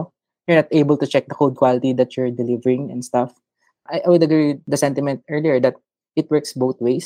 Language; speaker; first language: English; non-native, local second language; Filipino